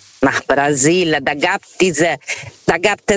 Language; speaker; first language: German; non-native, fluent; Portuguese